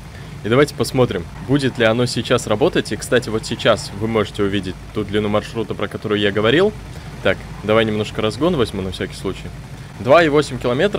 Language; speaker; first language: Russian; native; Russian